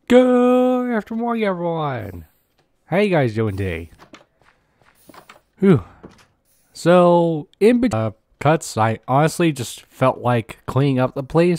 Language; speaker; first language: English; native; English